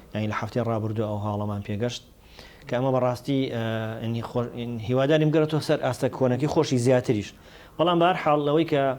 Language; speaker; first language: Central Kurdish; native; Central Kurdish